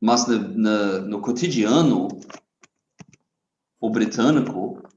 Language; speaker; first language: Portuguese; non-native, fluent; English